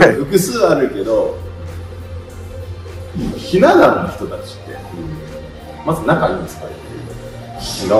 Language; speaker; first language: Japanese; native; Japanese